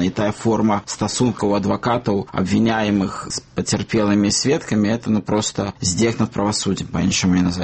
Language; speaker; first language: Belarusian; native; Belarusian